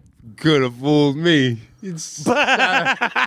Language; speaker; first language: English; native; English